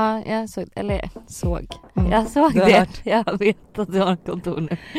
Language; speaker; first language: Swedish; native; Swedish